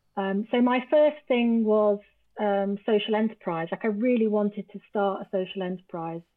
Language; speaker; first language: English; native; English